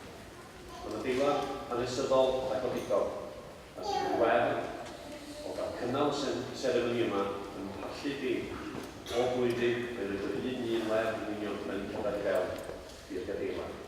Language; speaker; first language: Welsh; native; Welsh